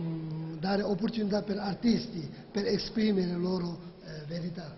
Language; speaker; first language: Italian; non-native, learner; Tibetan